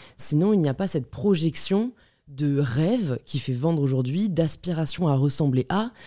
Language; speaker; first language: French; native; French